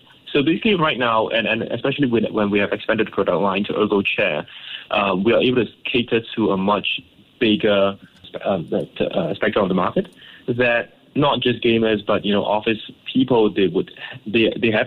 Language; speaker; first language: English; non-native, local second language; Cantonese